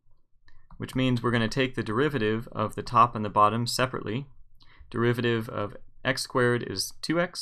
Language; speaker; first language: English; native; English